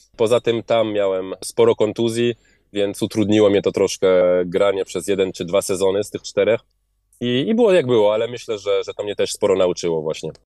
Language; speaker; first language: Polish; early bilingual, heritage; Polish